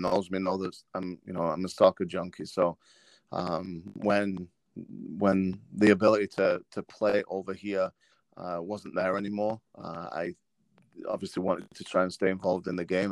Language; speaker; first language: English; native; English